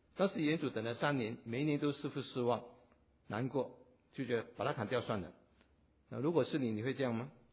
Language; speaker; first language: Chinese; native; Chinese